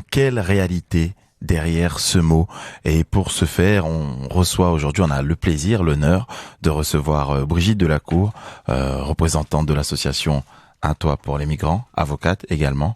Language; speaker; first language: French; native; French